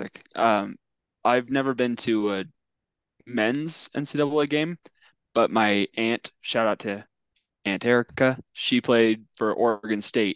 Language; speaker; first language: English; native; English